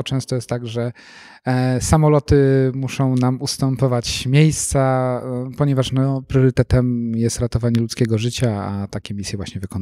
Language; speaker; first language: Polish; native; Polish